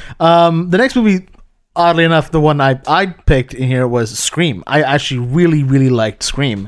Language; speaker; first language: English; early bilingual, other home language; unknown